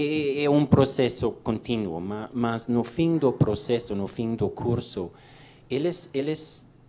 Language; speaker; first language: Portuguese; non-native, learner; English